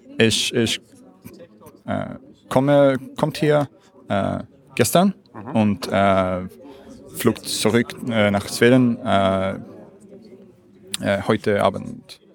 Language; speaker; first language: German; non-native, learner; Swedish